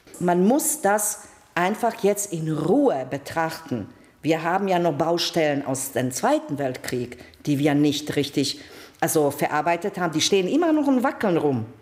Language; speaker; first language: German; non-native, fluent; Bosnian